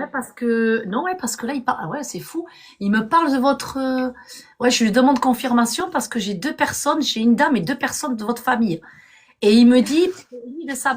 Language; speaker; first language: French; native; French